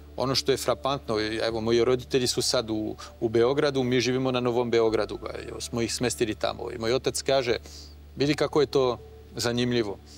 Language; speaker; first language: Croatian; non-native, fluent; French